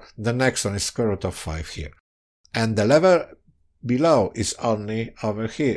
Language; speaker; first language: English; non-native, fluent; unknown